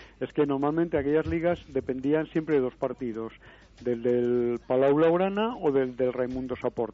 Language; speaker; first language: Spanish; native; Spanish